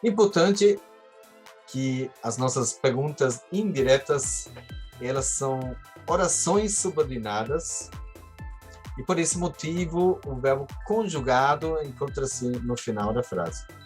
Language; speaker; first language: Portuguese; non-native, fluent; German